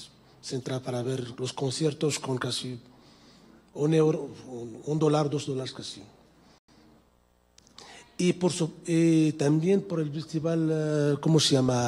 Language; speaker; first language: Spanish; non-native, fluent; Arabic